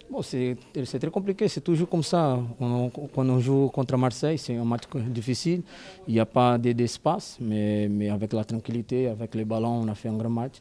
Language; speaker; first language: French; non-native, learner; Portuguese